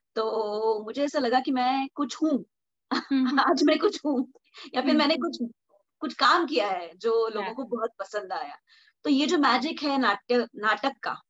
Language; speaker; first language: Hindi; non-native, local second language; Marathi